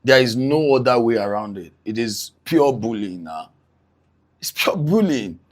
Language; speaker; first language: English; non-native, local second language; Yoruba